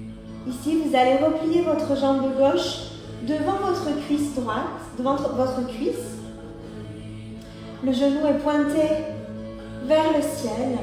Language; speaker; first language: French; native; French